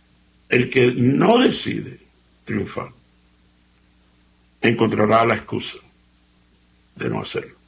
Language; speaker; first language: Spanish; native; Spanish